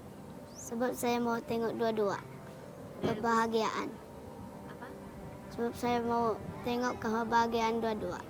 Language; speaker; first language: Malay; non-native, local second language; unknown